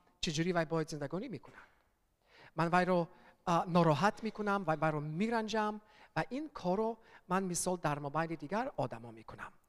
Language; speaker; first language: Persian; early bilingual, heritage; Persian